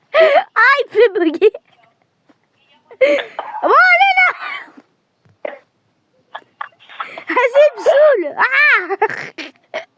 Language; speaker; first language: French; native; French